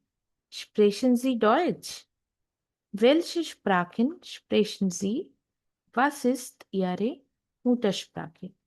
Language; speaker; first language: German; non-native, fluent; Hindi